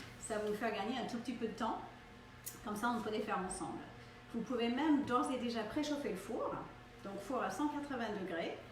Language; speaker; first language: French; non-native, fluent; English